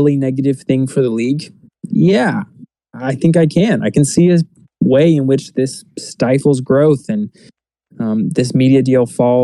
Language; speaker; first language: English; native; English